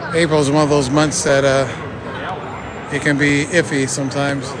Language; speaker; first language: English; native; English